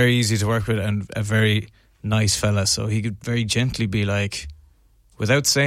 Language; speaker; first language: English; native; English